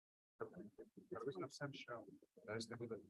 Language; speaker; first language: Arabic; native; Arabic